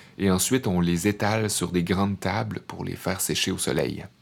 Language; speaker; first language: French; native; French